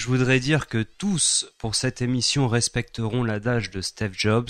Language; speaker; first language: French; native; French